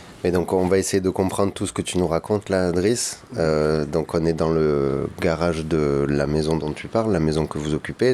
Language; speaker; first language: French; native; French